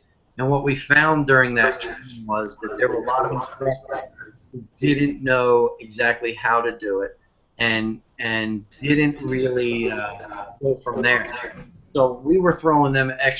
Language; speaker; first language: English; native; English